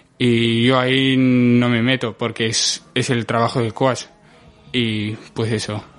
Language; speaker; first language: Spanish; non-native, fluent; Arabic